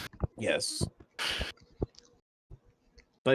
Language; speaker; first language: English; native; English